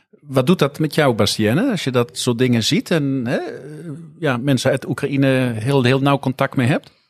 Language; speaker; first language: Dutch; native; Dutch